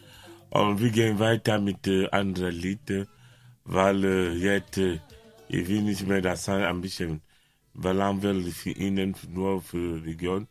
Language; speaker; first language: German; non-native, learner; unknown